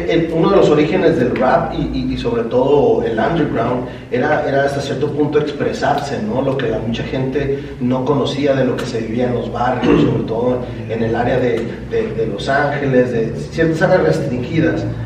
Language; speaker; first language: Spanish; native; Spanish